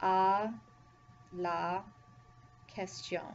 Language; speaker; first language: French; non-native, fluent; English